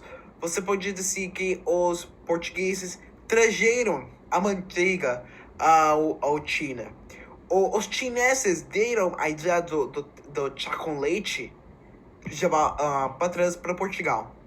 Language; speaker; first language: Portuguese; non-native, learner; English